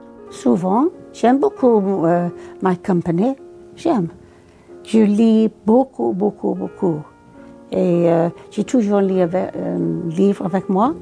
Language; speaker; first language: French; non-native, fluent; English